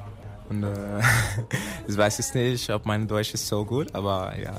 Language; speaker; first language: German; non-native, learner; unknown